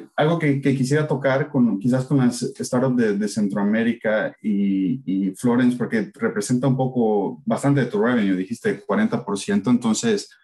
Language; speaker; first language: Spanish; native; Spanish